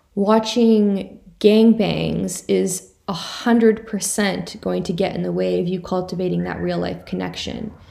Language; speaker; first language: English; native; English